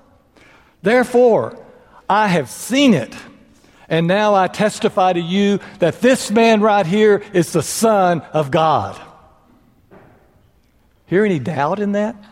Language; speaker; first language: English; native; English